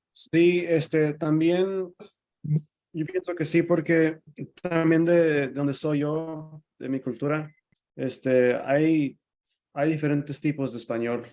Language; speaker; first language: Spanish; early bilingual, other home language; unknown